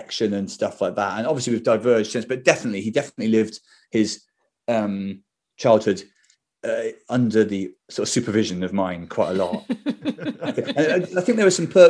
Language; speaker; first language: English; native; English